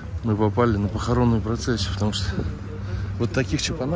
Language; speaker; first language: Russian; native; Russian